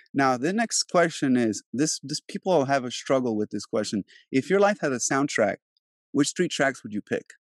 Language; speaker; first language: English; early bilingual, other home language; Albanian